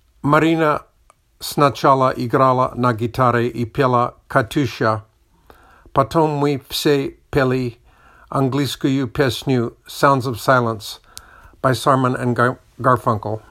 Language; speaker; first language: Russian; non-native, learner; English